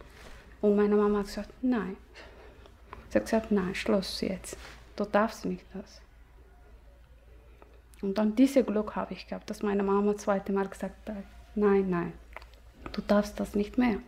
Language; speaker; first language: German; non-native, learner; Somali